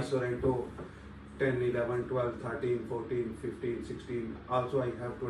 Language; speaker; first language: English; non-native, learner; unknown